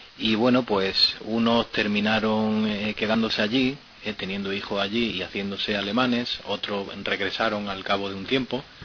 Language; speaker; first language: Spanish; native; Spanish